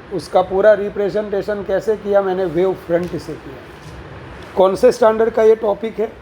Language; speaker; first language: Hindi; non-native, local second language; Gujarati